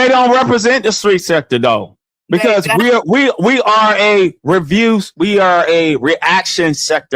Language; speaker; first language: English; native; English